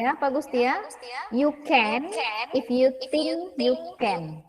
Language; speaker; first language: English; non-native, fluent; Indonesian